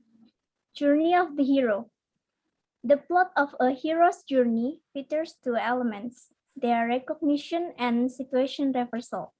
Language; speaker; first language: English; non-native, learner; Indonesian